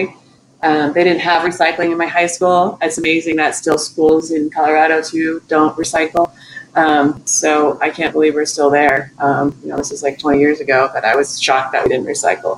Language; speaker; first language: English; native; English